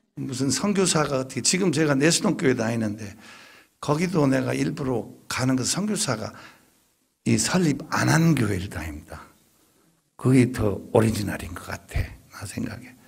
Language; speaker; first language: Korean; native; Korean